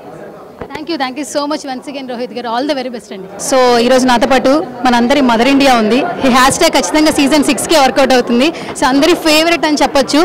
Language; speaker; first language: Telugu; native; Telugu